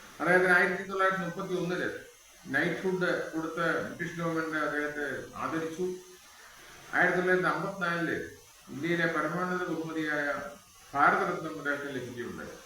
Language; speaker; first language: Malayalam; native; Malayalam